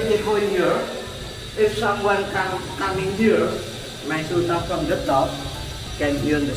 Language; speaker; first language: English; non-native, learner; Indonesian